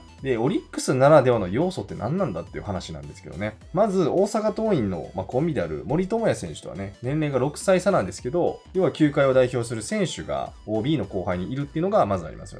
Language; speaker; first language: Japanese; native; Japanese